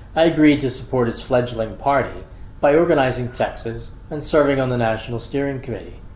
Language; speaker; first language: English; native; English